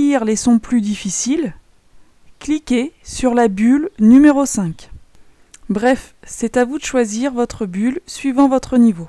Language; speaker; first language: French; native; French